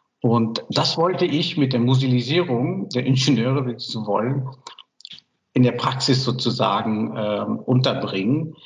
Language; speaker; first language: German; early bilingual, other home language; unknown